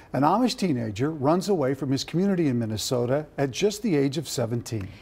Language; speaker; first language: English; early bilingual, other home language; Pennsylvania German